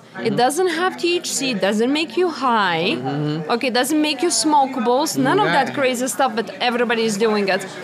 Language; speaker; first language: English; non-native, fluent; Lithuanian